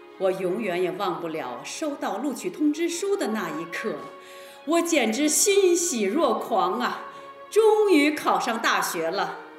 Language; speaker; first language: Chinese; native; Chinese